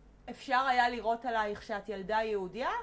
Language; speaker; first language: Hebrew; native; Hebrew